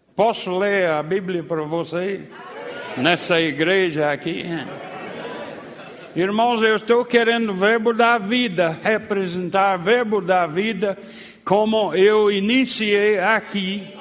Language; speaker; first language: Portuguese; non-native, fluent; English